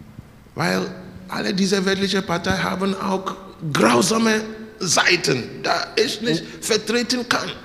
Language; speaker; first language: German; non-native, learner; English